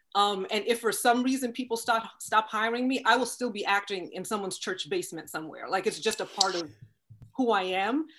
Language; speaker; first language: English; native; English